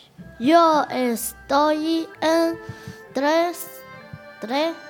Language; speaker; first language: Spanish; non-native, learner; Chinese